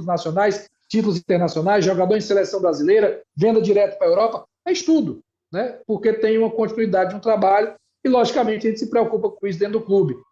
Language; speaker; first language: Portuguese; native; Portuguese